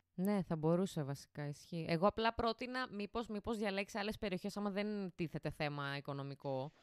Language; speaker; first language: Greek; native; Greek